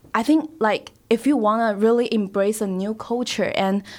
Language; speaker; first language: English; non-native, fluent; Chinese